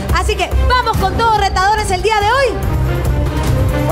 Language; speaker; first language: Spanish; native; Spanish